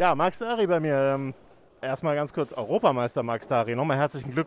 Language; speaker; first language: German; native; German